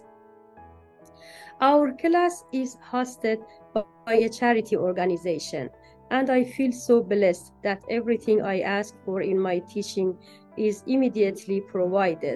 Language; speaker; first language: English; non-native, fluent; Persian